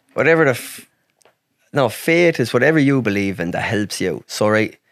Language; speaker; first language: English; native; English